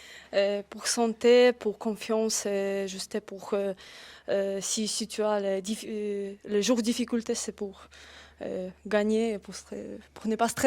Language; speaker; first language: French; non-native, learner; Ukrainian